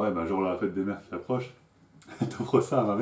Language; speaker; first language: French; native; French